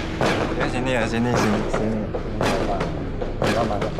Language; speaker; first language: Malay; non-native, local second language; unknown